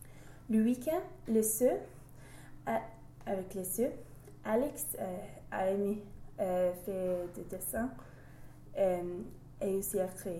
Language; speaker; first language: French; non-native, learner; English